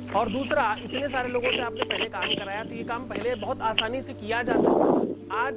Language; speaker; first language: Hindi; native; Hindi